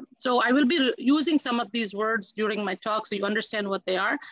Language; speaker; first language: English; non-native, local second language; Tamil